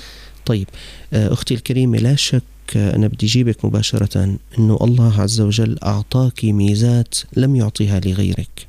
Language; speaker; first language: Arabic; native; Arabic